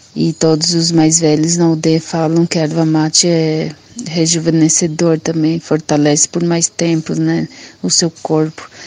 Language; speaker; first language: Portuguese; non-native, local second language; Guarani